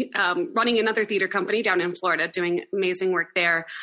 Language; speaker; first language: English; native; English